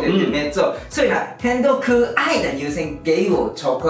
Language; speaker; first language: Chinese; non-native, learner; Japanese